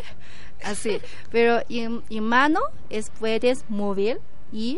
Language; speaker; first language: Spanish; non-native, learner; Chinese